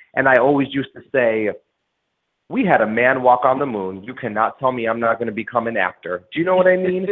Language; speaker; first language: English; native; English